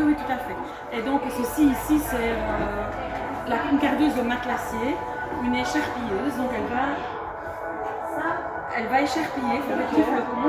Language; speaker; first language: French; native; French